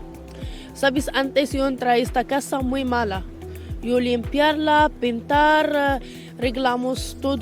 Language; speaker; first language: Spanish; non-native, learner; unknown